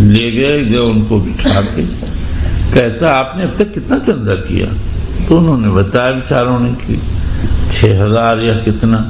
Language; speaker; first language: Urdu; native; Urdu